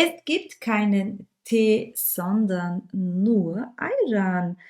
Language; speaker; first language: German; non-native, fluent; Turkish